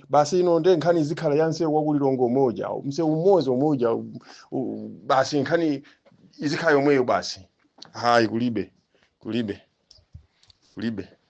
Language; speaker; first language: Nyanja; non-native, local second language; Tumbuka